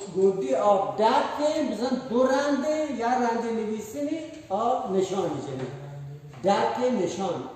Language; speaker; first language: Persian; non-native, local second language; Baluchi